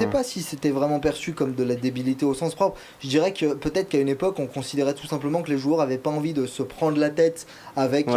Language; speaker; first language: French; native; French